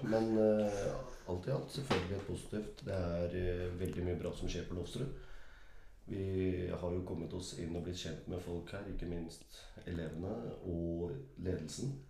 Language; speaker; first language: Norwegian; early bilingual, other home language; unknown